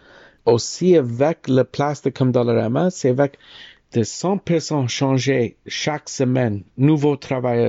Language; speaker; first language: French; non-native, learner; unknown